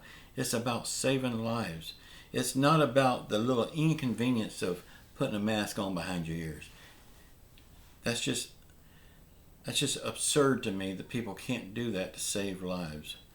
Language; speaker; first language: English; native; English